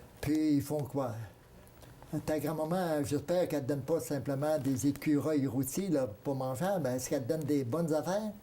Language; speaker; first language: French; native; French